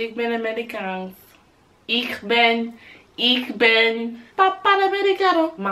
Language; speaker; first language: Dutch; non-native, learner; English